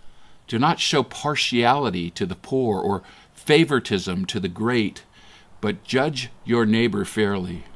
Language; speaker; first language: English; native; English